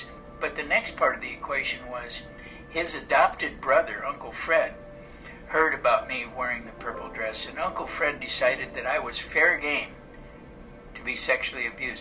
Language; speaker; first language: English; native; English